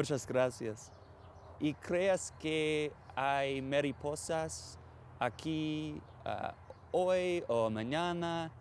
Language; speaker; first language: Spanish; non-native, learner; English